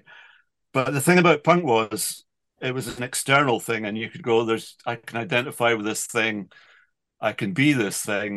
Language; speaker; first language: English; native; English